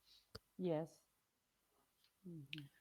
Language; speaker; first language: English; non-native, learner; Korean